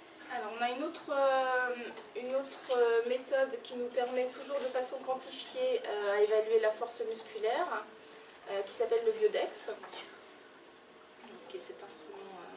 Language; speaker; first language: French; native; French